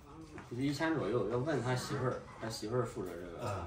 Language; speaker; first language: Chinese; native; Chinese